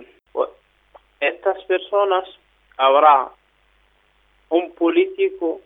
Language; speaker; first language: Spanish; non-native, learner; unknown